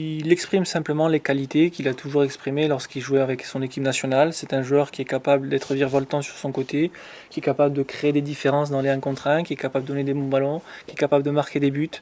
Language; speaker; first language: French; native; French